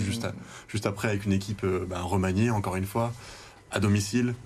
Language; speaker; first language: French; native; French